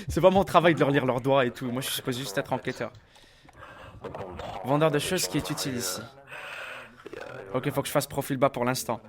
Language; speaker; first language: French; native; French